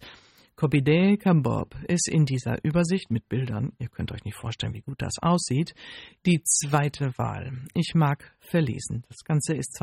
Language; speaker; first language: German; native; German